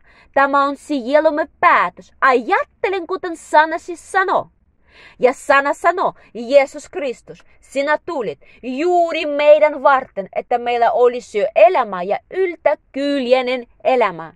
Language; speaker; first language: Finnish; non-native, learner; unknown